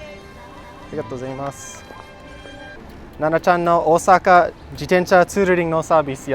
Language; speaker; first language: Japanese; non-native, fluent; English